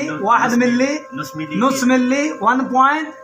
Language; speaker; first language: Arabic; non-native, learner; Punjabi